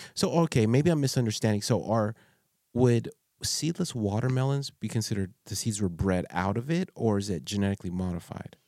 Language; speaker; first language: English; early bilingual, other home language; Filipino